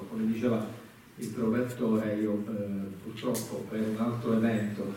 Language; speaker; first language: Italian; native; Italian